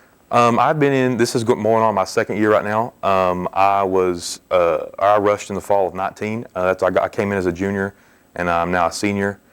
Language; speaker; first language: English; native; English